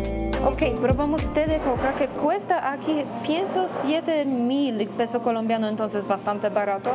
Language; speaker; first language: Spanish; non-native, fluent; Polish